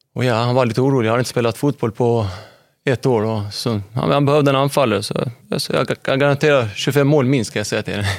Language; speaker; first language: Swedish; early bilingual, other home language; Albanian